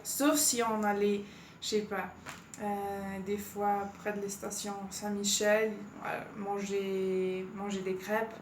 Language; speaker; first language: French; non-native, fluent; Spanish